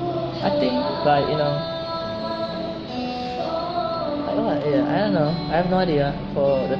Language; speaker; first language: English; non-native, fluent; Indonesian